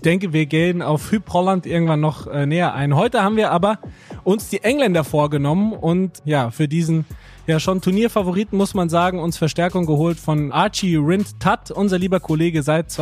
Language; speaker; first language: German; native; German